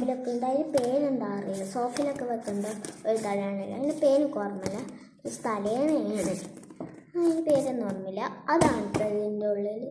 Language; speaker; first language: Malayalam; native; Malayalam